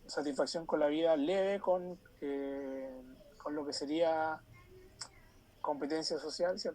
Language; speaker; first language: Spanish; native; Spanish